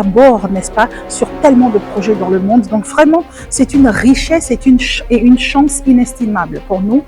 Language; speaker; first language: French; non-native, local second language; Ewe